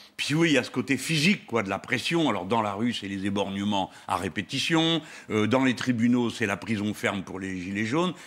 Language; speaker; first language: French; native; French